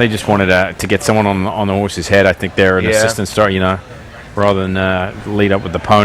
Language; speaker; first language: English; native; English